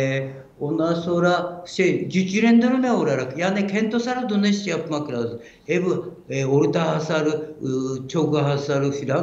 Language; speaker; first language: Turkish; non-native, fluent; Japanese